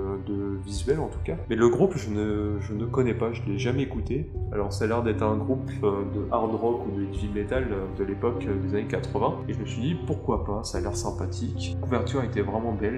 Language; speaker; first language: French; native; French